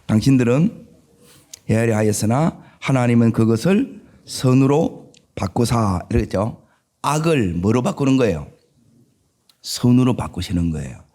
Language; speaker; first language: Korean; native; Korean